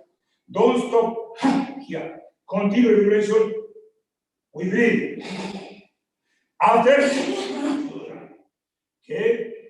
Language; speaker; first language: English; non-native, learner; Spanish